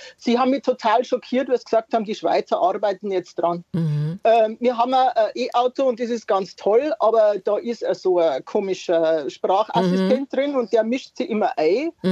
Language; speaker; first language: German; native; German